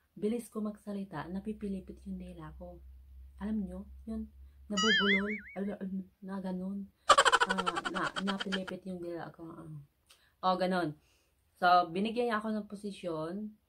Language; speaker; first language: Filipino; native; Filipino